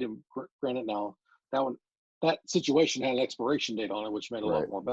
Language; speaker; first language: English; native; English